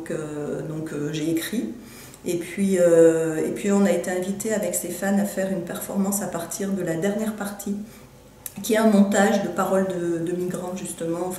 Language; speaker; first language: French; native; French